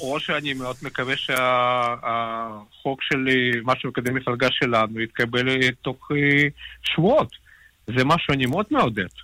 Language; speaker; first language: Hebrew; non-native, fluent; Russian